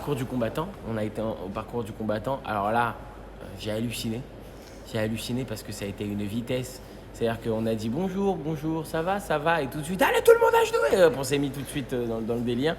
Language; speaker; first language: French; native; French